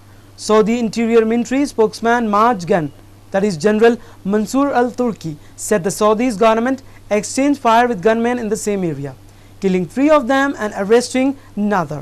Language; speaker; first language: English; non-native, local second language; Urdu